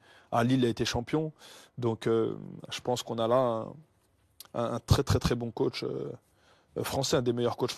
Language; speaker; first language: French; native; French